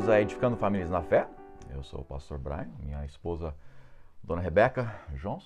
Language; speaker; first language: Portuguese; non-native, fluent; English